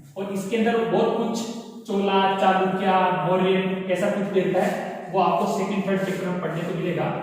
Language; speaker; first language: Hindi; native; Hindi